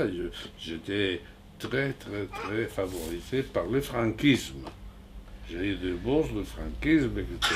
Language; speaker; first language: French; non-native, fluent; Spanish